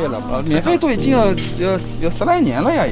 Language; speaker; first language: Chinese; native; Chinese